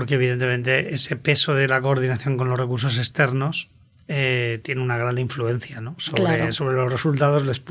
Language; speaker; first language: Spanish; native; Spanish